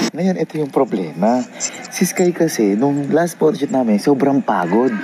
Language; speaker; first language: Filipino; native; Filipino